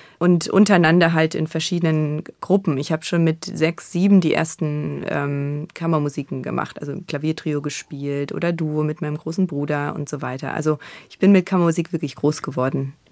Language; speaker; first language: German; native; German